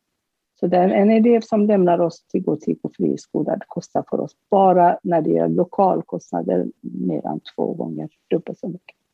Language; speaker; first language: Swedish; non-native, fluent; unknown